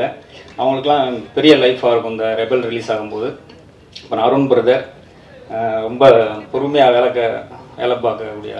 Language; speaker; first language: Tamil; native; Tamil